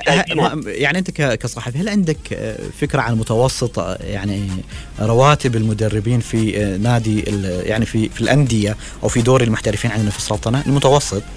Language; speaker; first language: Arabic; native; Arabic